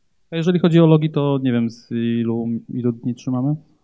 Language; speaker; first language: Polish; native; Polish